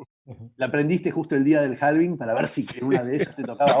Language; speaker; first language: Spanish; native; Spanish